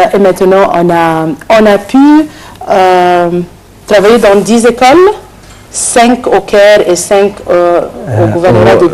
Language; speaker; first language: French; non-native, fluent; Arabic